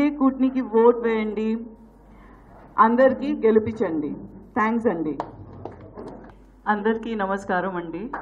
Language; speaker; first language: Telugu; non-native, learner; Gujarati